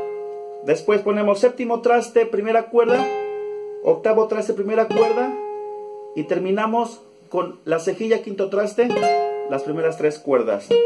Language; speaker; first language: Spanish; native; Spanish